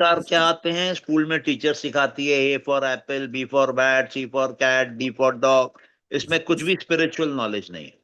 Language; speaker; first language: Hindi; native; Hindi